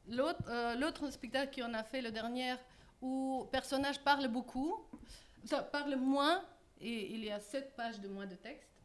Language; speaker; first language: French; non-native, fluent; Russian